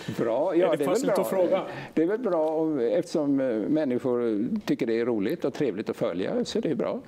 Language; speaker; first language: Swedish; native; Swedish